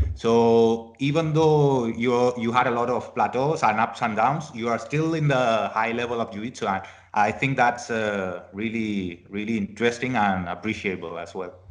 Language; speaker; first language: English; non-native, fluent; Spanish